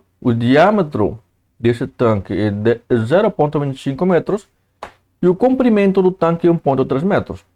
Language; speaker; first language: Portuguese; native; Portuguese